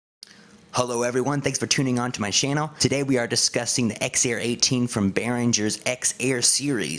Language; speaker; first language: English; native; English